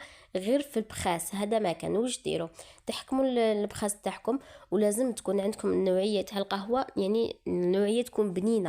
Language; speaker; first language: Arabic; native; Arabic